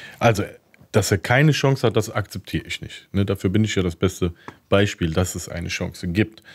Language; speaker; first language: German; early bilingual, other home language; Turkish